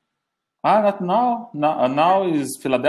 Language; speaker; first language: English; non-native, learner; Portuguese